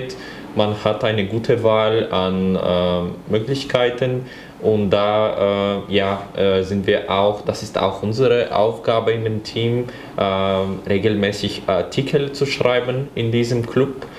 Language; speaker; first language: German; non-native, fluent; Bulgarian